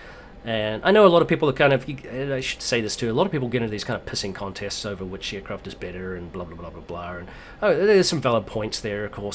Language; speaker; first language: English; native; English